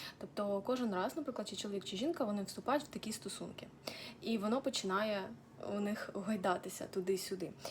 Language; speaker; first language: Ukrainian; non-native, local second language; Russian